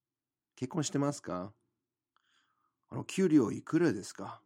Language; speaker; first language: Japanese; non-native, fluent; English